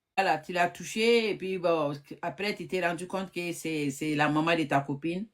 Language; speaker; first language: French; non-native, local second language; Bambara